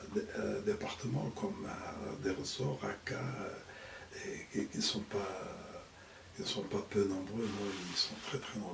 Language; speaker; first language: French; non-native, fluent; Arabic